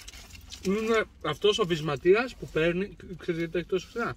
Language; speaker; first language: Greek; native; Greek